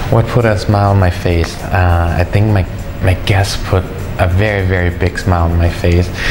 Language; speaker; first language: English; early bilingual, other home language; Thai